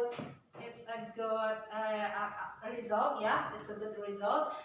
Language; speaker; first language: English; non-native, learner; Indonesian